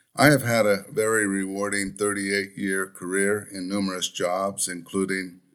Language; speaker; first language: English; native; English